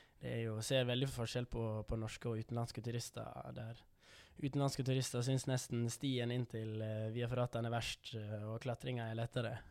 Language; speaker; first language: Norwegian; early bilingual, other home language; Dutch